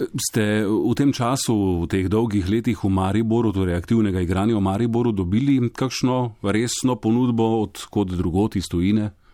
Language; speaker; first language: Slovenian; native; Slovenian